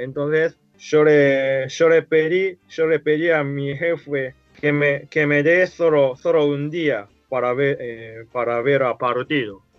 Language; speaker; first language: Spanish; non-native, learner; Japanese